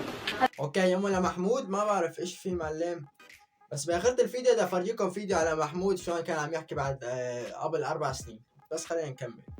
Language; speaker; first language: Arabic; native; Arabic